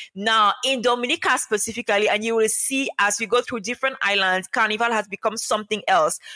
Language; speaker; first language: English; non-native, local second language; French